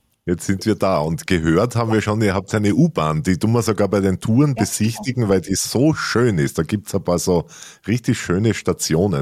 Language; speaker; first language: German; native; German